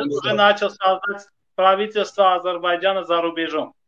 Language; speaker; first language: Russian; non-native, fluent; Armenian